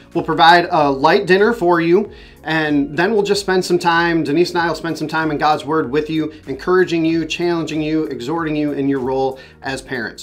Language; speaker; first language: English; native; English